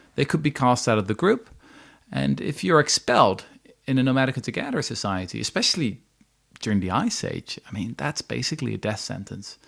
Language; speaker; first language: English; non-native, fluent; Dutch